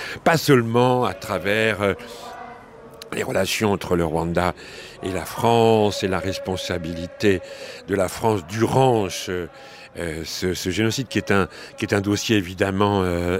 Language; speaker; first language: French; native; French